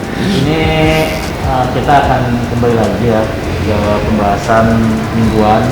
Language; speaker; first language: Indonesian; native; Indonesian